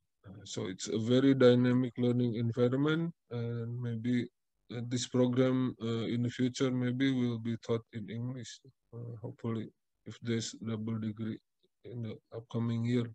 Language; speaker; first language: English; non-native, fluent; Indonesian